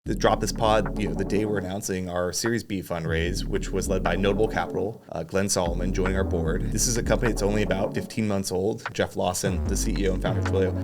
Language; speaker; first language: English; native; English